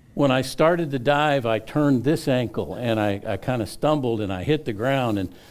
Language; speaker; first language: English; native; English